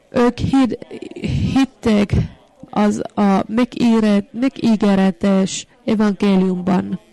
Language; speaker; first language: Hungarian; non-native, fluent; Finnish